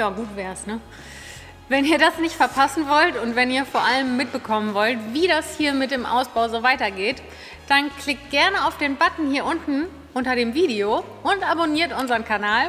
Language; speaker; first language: German; native; German